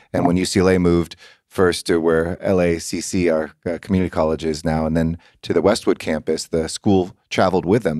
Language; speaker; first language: English; native; English